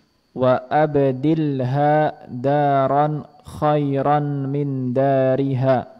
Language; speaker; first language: Indonesian; non-native, local second language; Javanese